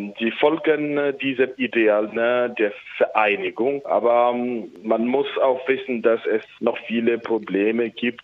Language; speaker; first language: German; non-native, fluent; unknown